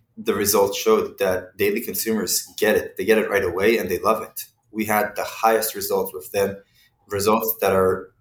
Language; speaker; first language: English; non-native, fluent; Hebrew